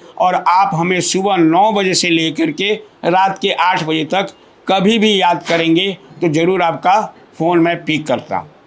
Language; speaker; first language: Hindi; native; Hindi